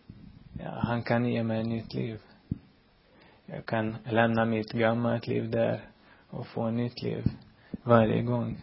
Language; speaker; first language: Swedish; non-native, fluent; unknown